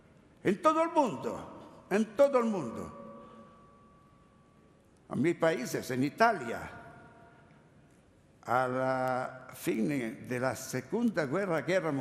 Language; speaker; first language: Spanish; non-native, learner; Italian